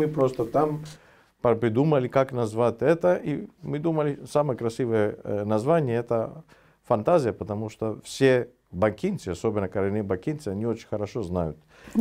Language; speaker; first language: Russian; non-native, fluent; Greek